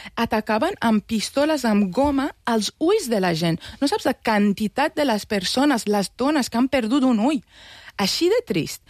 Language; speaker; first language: Catalan; non-native, fluent; Persian